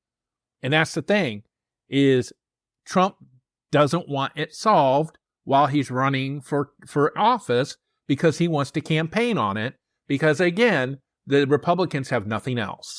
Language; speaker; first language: English; native; English